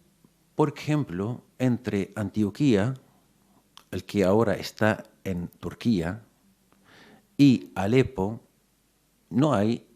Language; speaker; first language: Spanish; non-native, fluent; Arabic